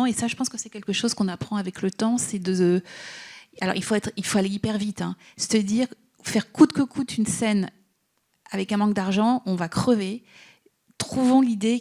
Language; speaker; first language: French; native; French